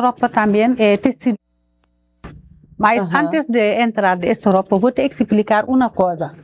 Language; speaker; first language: Portuguese; non-native, learner; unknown